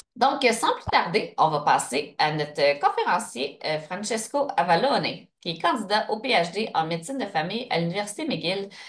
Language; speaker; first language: French; native; French